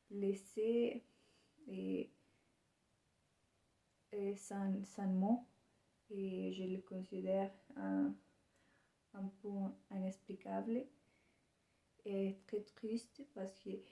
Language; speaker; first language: French; non-native, learner; Spanish